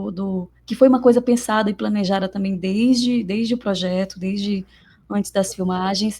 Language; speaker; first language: Portuguese; native; Portuguese